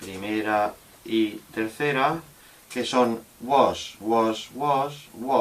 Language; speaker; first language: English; non-native, fluent; Spanish